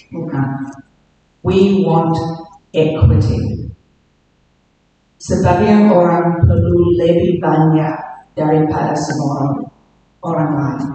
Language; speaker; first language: Indonesian; non-native, learner; English